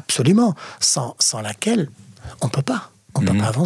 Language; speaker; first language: French; non-native, fluent; Arabic